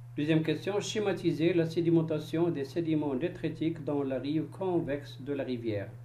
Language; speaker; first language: French; non-native, local second language; Arabic